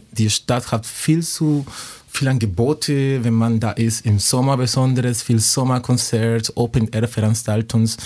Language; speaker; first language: German; non-native, fluent; Spanish